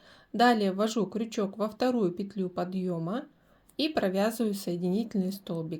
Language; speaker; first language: Russian; native; Russian